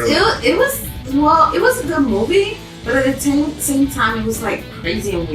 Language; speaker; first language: English; native; English